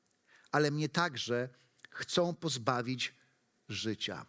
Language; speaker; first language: Polish; native; Polish